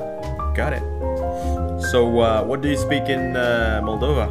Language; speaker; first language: English; non-native, fluent; Indonesian